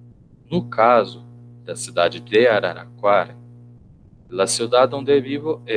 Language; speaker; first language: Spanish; non-native, fluent; Portuguese